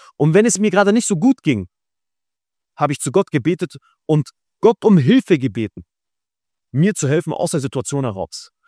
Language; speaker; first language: German; early bilingual, other home language; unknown